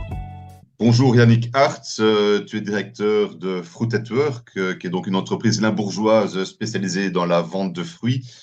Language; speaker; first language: French; native; French